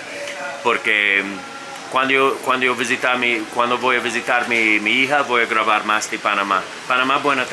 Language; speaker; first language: Spanish; non-native, learner; English